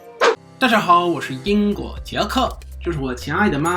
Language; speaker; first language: Chinese; non-native, fluent; English